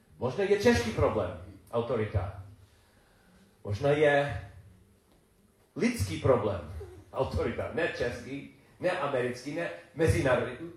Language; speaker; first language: Czech; non-native, learner; English